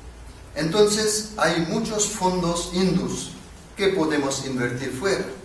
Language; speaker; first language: Spanish; non-native, learner; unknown